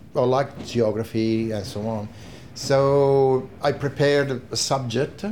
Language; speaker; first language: English; non-native, fluent; Italian